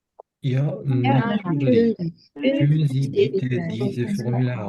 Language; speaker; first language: German; non-native, learner; Korean